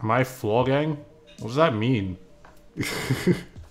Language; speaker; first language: English; native; English